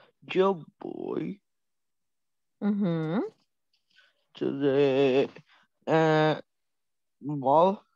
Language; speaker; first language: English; non-native, learner; Spanish